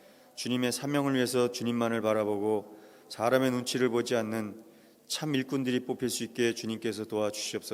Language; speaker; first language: Korean; native; Korean